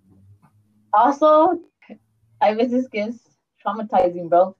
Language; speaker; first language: Spanish; early bilingual, heritage; Spanish